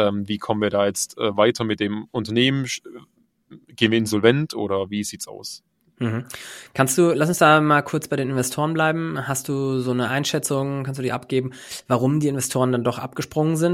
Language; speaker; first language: German; native; German